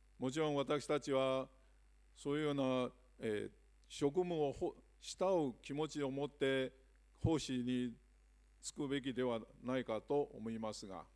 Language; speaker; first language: Japanese; non-native, fluent; Chinese